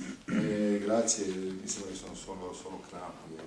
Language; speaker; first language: Italian; non-native, fluent; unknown